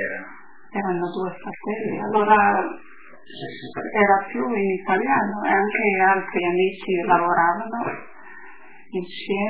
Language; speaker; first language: Italian; early bilingual, heritage; Italian